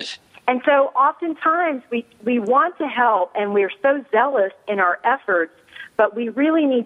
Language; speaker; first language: English; native; English